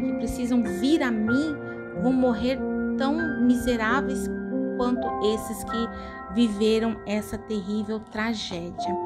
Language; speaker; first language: Portuguese; native; Portuguese